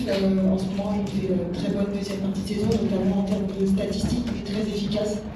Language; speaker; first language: French; native; French